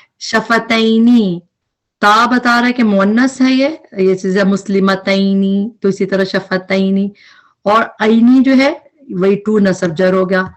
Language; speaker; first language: Urdu; native; Urdu